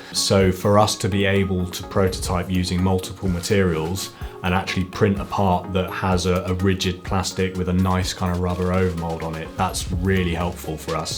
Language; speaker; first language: English; native; English